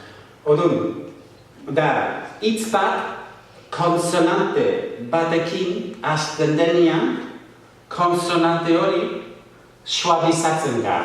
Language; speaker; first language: Basque; non-native, fluent; English